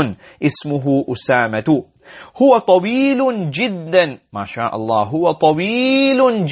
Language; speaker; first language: Arabic; non-native, fluent; English